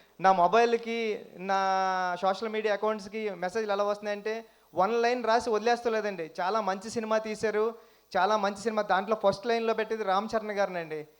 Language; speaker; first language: Telugu; native; Telugu